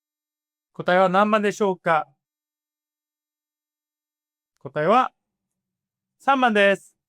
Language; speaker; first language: Japanese; non-native, fluent; Korean